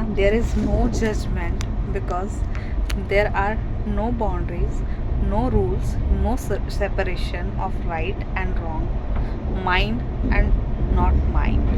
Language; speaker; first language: English; non-native, local second language; Hindi